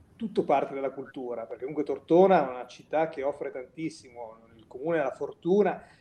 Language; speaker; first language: Italian; native; Italian